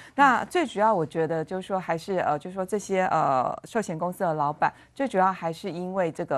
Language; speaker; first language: Chinese; native; Chinese